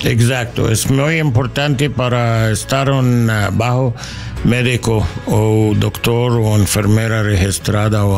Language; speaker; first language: Spanish; non-native, learner; English